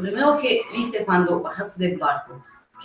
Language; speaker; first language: Spanish; non-native, fluent; Italian